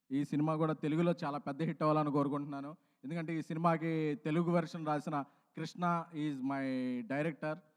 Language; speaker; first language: Telugu; native; Telugu